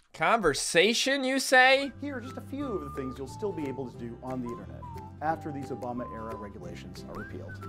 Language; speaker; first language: English; native; English